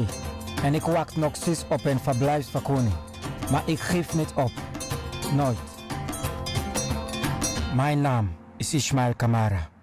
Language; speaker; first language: Dutch; non-native, fluent; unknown